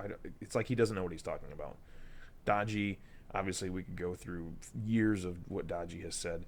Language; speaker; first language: English; native; English